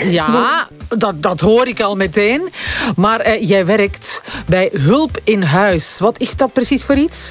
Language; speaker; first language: Dutch; native; Dutch